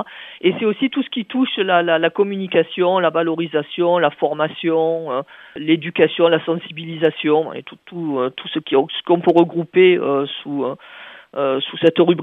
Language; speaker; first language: French; native; French